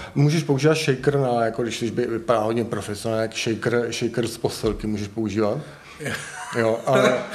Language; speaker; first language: Czech; native; Czech